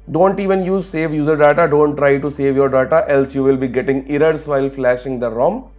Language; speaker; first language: English; non-native, local second language; Hindi